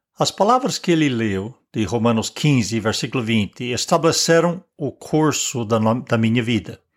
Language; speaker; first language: Portuguese; non-native, fluent; English